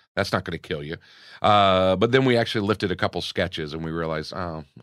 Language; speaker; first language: English; native; English